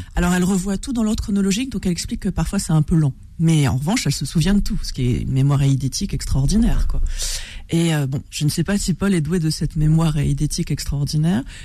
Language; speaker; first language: French; native; French